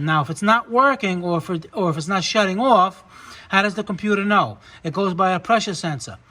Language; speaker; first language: English; native; English